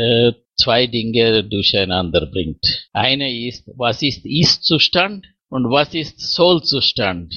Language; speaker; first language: German; non-native, fluent; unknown